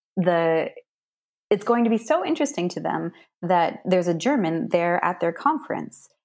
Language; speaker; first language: English; native; English